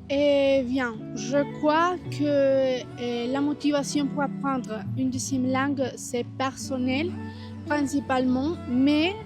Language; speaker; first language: French; non-native, learner; Spanish